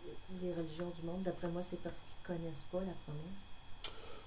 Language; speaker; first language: French; native; French